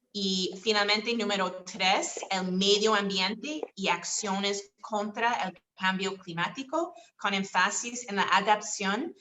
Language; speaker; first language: Spanish; non-native, fluent; English